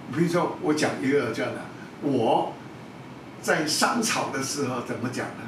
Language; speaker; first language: Chinese; non-native, local second language; Hakka Chinese